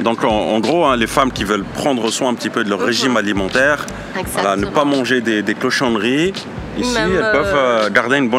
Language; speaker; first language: French; native; French